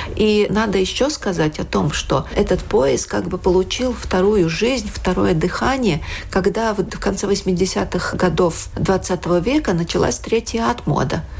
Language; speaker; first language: Russian; non-native, local second language; Latvian